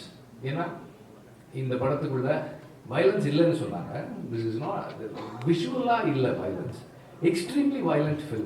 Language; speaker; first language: Tamil; native; Tamil